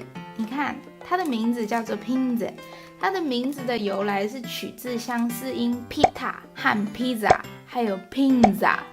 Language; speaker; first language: Chinese; native; Chinese